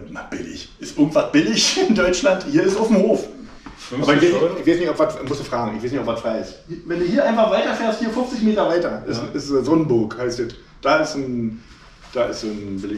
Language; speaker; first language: German; native; German